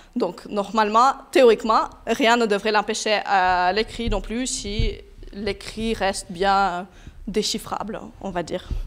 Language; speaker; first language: French; non-native, fluent; Russian